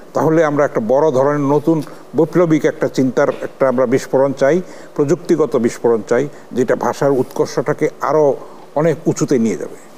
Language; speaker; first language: Bangla; native; Bangla